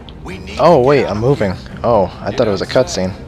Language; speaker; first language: English; native; English